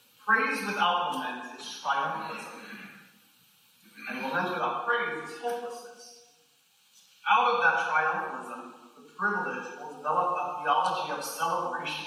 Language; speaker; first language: English; native; English